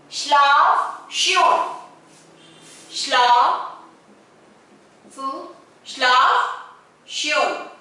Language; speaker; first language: German; non-native, fluent; Hindi